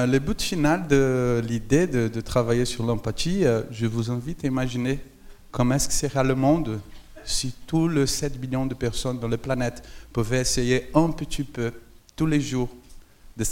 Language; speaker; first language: French; non-native, fluent; Portuguese